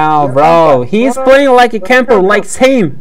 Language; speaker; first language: English; non-native, learner; Uzbek